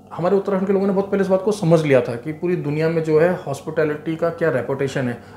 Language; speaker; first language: Hindi; native; Hindi